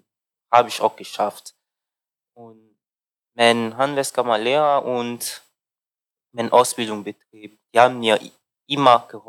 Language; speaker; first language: German; non-native, learner; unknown